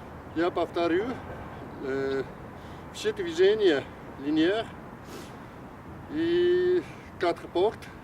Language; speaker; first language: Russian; non-native, learner; Chinese